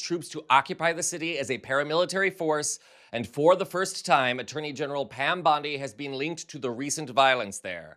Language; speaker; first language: English; native; English